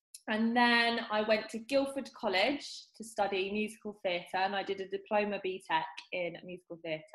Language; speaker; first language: English; native; English